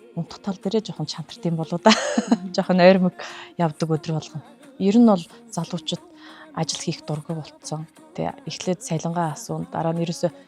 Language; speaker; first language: Mongolian; non-native, local second language; Kazakh